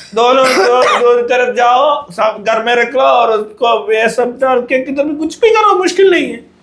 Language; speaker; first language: Hindi; non-native, local second language; Malayalam